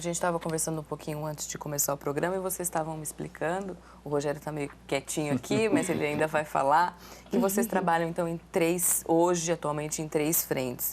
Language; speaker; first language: Portuguese; native; Portuguese